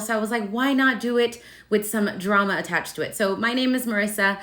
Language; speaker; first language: English; native; English